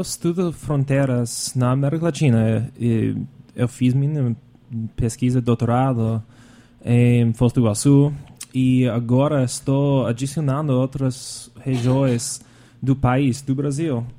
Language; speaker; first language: Portuguese; non-native, fluent; English